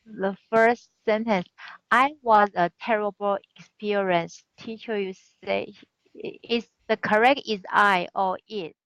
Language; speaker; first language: English; non-native, learner; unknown